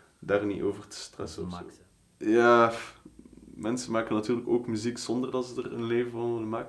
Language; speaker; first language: Dutch; native; Dutch